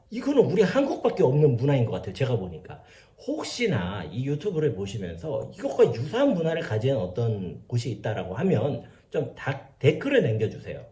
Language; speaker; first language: Korean; native; Korean